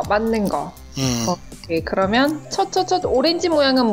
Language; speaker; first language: Korean; native; Korean